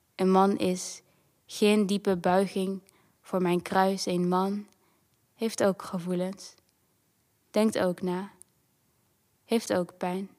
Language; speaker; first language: Dutch; early bilingual, other home language; Kinyarwanda